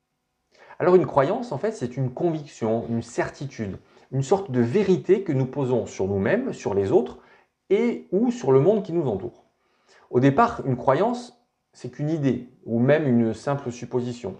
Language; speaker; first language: French; native; French